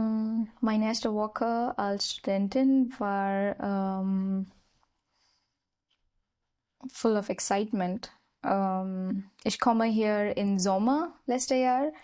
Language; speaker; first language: German; non-native, learner; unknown